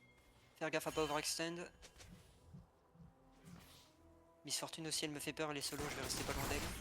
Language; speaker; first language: French; native; French